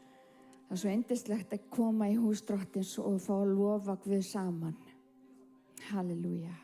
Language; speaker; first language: Icelandic; non-native, fluent; English